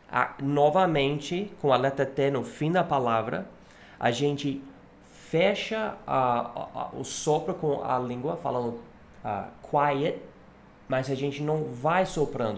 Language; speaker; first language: Portuguese; non-native, fluent; English